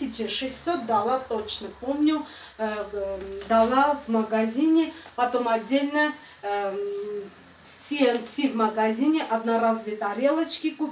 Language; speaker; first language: Russian; non-native, fluent; Armenian